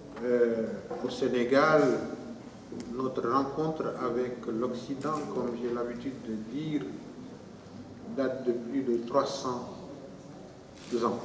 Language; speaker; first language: French; non-native, local second language; Wolof